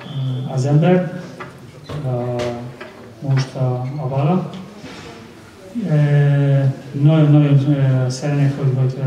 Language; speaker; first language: Hungarian; non-native, learner; Spanish